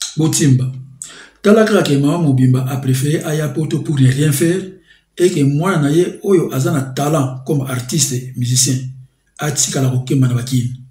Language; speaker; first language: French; non-native, local second language; Lingala